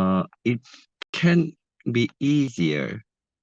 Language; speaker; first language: English; non-native, learner; Korean